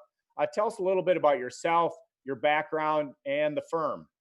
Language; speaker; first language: English; native; English